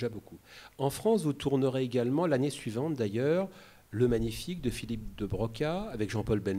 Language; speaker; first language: French; native; French